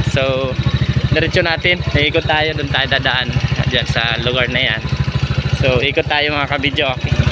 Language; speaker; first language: Filipino; native; Filipino